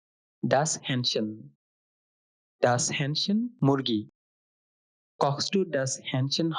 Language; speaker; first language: German; non-native, fluent; Bangla